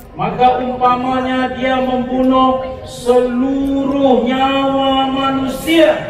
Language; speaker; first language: Malay; native; Malay